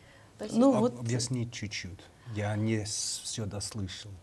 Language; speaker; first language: Russian; non-native, learner; English